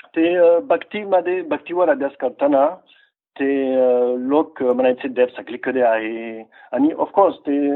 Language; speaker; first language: Marathi; non-native, fluent; French